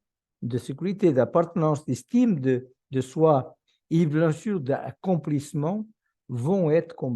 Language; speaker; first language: French; non-native, fluent; Portuguese